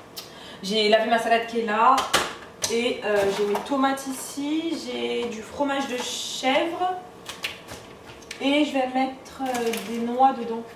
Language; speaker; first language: French; native; French